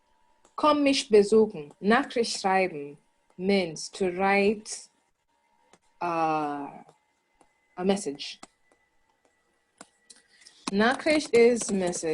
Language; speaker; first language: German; non-native, learner; English